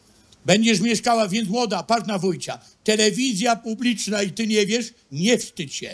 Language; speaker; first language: Polish; native; Polish